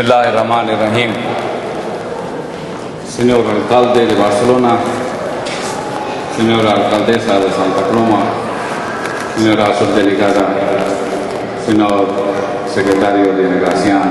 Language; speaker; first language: Spanish; non-native, learner; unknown